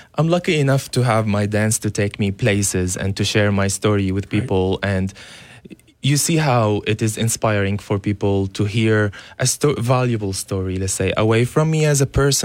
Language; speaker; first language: English; non-native, fluent; Arabic